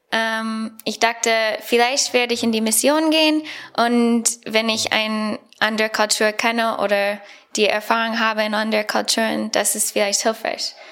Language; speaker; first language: German; non-native, learner; English